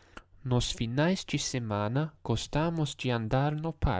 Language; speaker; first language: Portuguese; non-native, learner; English